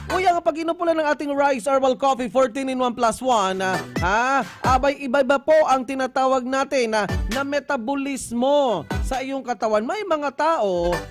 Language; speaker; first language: Filipino; non-native, local second language; Bikol